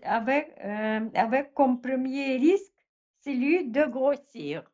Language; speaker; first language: French; non-native, fluent; Russian